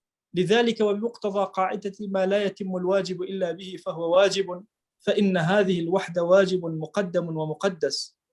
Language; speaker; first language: Arabic; non-native, local second language; Kurdish